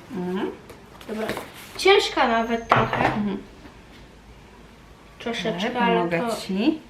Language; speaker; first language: Polish; native; Polish